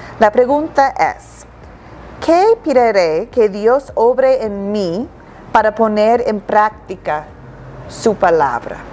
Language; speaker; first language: Spanish; non-native, fluent; English